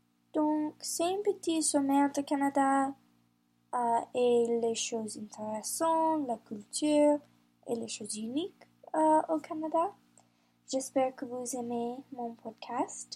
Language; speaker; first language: French; non-native, learner; English